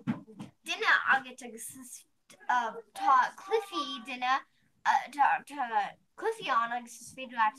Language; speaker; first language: Irish; non-native, learner; English